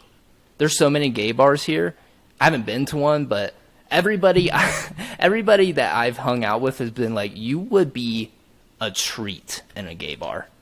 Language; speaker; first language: English; native; English